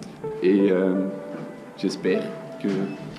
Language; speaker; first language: French; non-native, learner; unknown